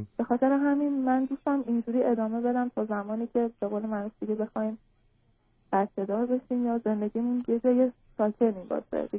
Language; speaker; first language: Persian; non-native, local second language; Azerbaijani